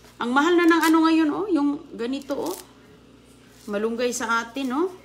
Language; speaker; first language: Filipino; non-native, local second language; Cebuano